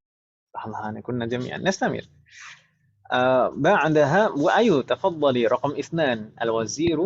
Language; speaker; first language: Arabic; non-native, fluent; Indonesian